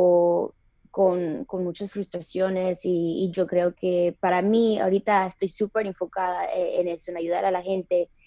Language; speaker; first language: Spanish; early bilingual, other home language; English